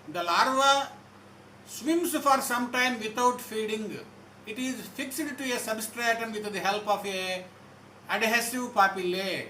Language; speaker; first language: English; non-native, local second language; Telugu